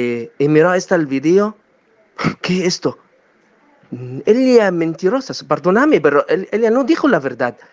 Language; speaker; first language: Spanish; non-native, learner; Arabic